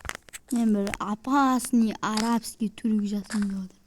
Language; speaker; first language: Kazakh; native; Kazakh